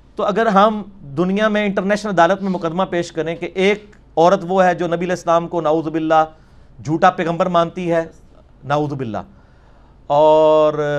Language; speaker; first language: Urdu; non-native, local second language; Punjabi